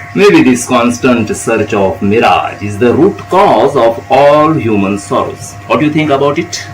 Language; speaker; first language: English; non-native, local second language; Marathi